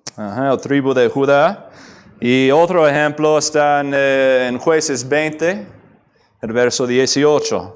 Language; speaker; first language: Spanish; non-native, fluent; English